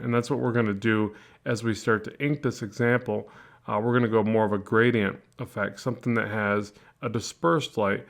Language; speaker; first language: English; native; English